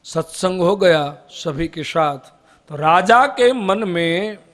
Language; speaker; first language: Hindi; non-native, local second language; Gujarati